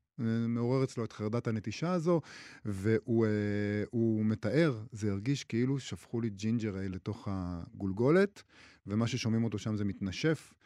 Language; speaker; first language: Hebrew; native; Hebrew